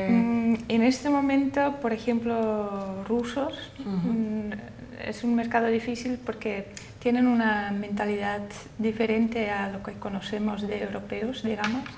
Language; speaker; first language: Spanish; non-native, fluent; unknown